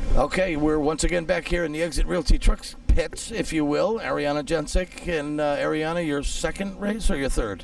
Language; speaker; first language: English; native; English